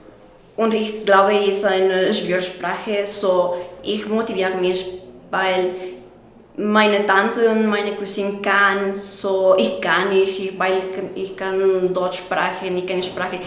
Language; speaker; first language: German; non-native, learner; Spanish